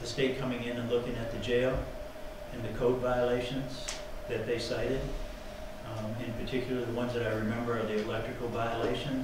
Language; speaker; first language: English; native; English